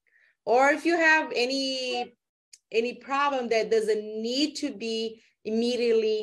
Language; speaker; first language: English; non-native, fluent; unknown